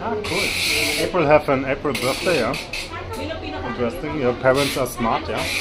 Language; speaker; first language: English; non-native, learner; German